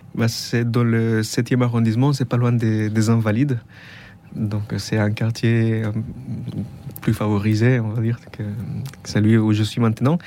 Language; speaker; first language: French; non-native, fluent; Spanish